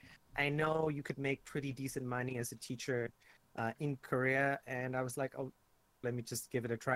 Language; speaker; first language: English; native; English